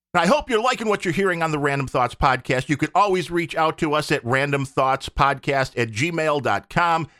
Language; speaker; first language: English; native; English